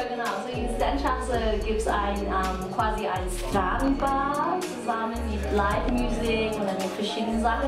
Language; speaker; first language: German; non-native, learner; Cantonese